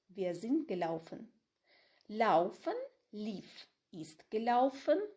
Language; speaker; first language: German; non-native, fluent; Ukrainian